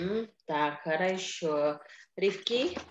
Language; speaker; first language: Russian; non-native, fluent; Indonesian